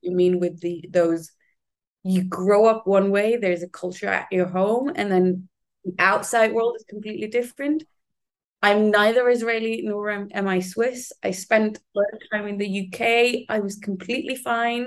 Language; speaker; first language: English; non-native, fluent; Hebrew